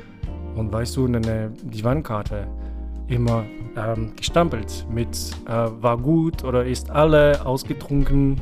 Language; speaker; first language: German; non-native, fluent; French